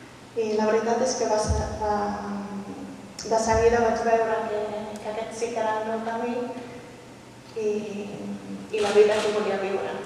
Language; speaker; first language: Catalan; early bilingual, heritage; Catalan